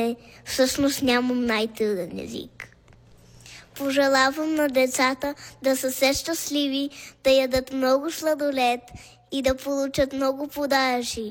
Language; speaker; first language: Bulgarian; early bilingual, heritage; Bulgarian